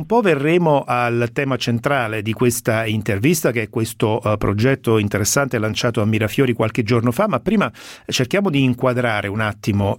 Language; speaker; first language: Italian; native; Italian